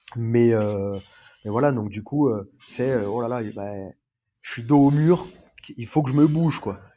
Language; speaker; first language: French; native; French